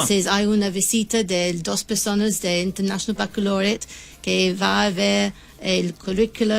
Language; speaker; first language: Spanish; non-native, learner; English